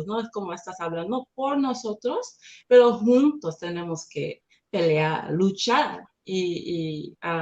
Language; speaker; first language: Spanish; non-native, learner; English